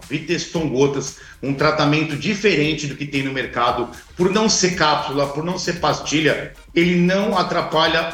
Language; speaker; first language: Portuguese; native; Portuguese